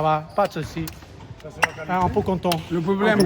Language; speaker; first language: French; non-native, learner; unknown